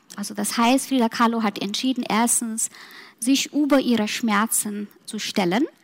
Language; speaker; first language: German; non-native, fluent; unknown